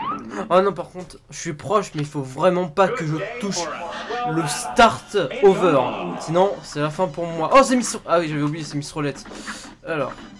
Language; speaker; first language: French; native; French